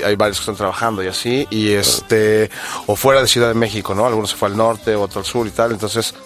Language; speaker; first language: Spanish; native; Spanish